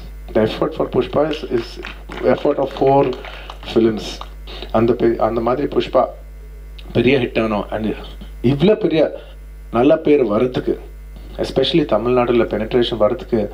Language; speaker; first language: Tamil; non-native, local second language; Telugu